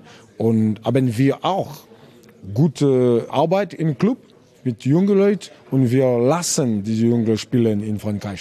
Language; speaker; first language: German; non-native, learner; French